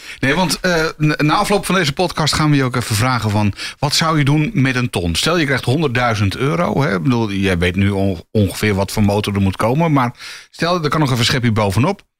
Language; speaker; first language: Dutch; native; Dutch